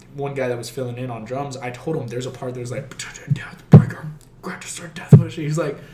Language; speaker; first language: English; native; English